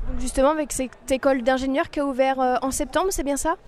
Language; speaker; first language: French; native; French